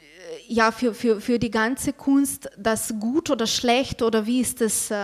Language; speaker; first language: German; non-native, fluent; Slovenian